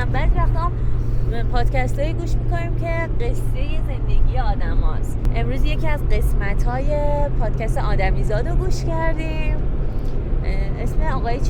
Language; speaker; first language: Persian; native; Persian